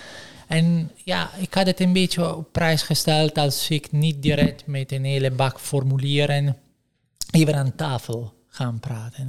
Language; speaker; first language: Dutch; non-native, fluent; Italian